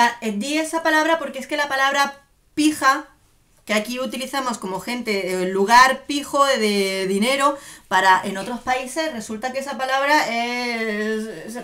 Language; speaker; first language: Spanish; native; Spanish